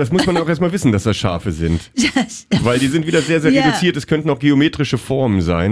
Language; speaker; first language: German; native; German